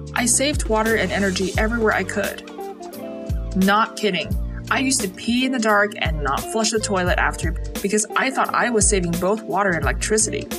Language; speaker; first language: English; early bilingual, other home language; Chinese